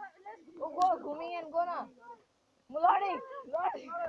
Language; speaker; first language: English; non-native, learner; Nepali